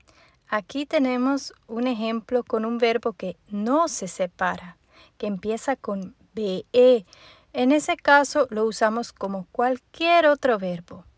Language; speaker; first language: Spanish; non-native, fluent; German